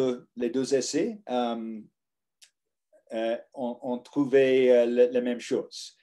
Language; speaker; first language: French; non-native, learner; English